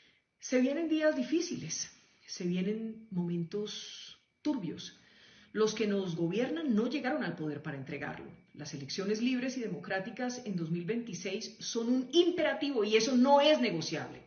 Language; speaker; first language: Spanish; native; Spanish